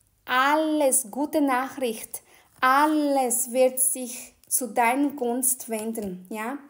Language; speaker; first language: German; non-native, fluent; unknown